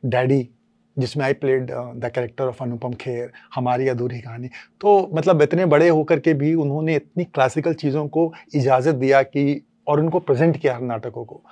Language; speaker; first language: Hindi; native; Hindi